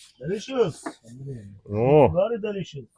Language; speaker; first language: English; non-native, learner; Turkish